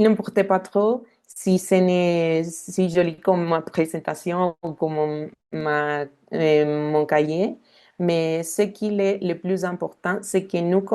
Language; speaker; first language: French; non-native, fluent; Spanish